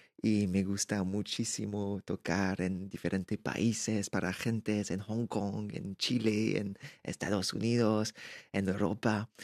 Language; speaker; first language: Spanish; non-native, learner; French